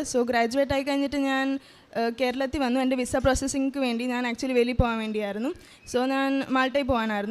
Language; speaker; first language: Malayalam; early bilingual, heritage; Malayalam